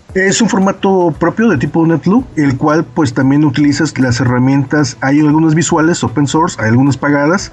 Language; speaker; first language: Spanish; native; Spanish